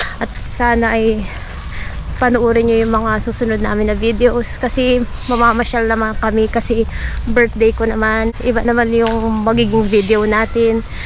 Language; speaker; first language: Filipino; native; Filipino